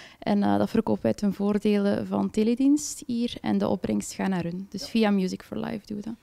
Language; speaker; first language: Dutch; native; Dutch